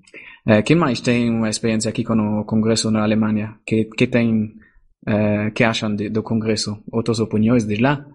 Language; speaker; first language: Portuguese; non-native, fluent; German